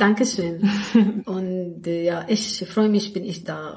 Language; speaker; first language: German; non-native, learner; Arabic